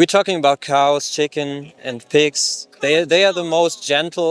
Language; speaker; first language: English; non-native, fluent; German